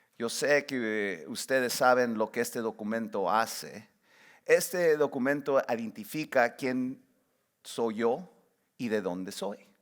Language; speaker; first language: Spanish; early bilingual, heritage; Spanish